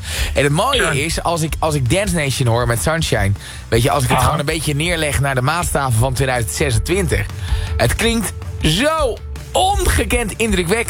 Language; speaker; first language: Dutch; native; Dutch